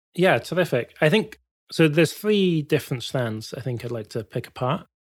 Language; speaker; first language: English; native; English